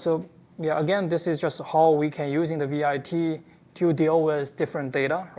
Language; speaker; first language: English; non-native, fluent; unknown